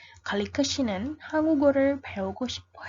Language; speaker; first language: Korean; non-native, fluent; Indonesian